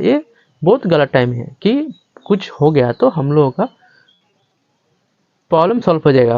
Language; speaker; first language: Hindi; non-native, local second language; Bangla